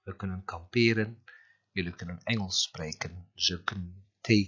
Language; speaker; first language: Dutch; non-native, fluent; Turkish